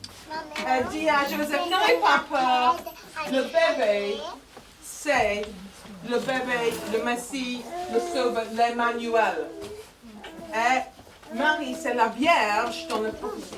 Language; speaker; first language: French; non-native, fluent; English